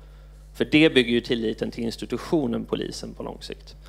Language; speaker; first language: Swedish; native; Swedish